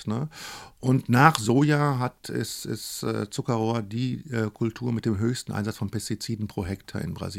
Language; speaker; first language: German; native; German